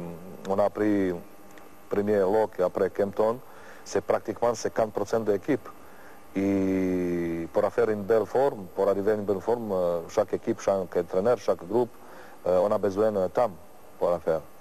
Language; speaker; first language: French; non-native, learner; Serbian